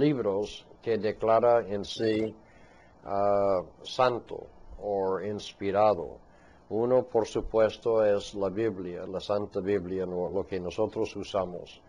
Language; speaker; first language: Spanish; non-native, fluent; English